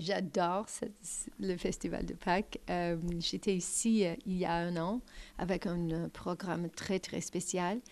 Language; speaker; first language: French; non-native, learner; English